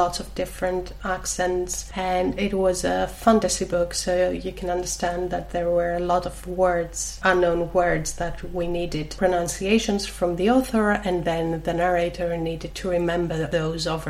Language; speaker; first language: English; non-native, fluent; Greek